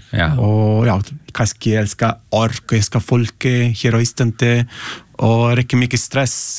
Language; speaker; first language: Icelandic; non-native, learner; Italian